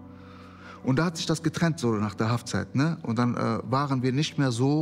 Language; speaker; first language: German; early bilingual, other home language; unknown